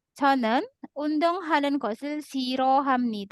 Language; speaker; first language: Korean; non-native, fluent; Indonesian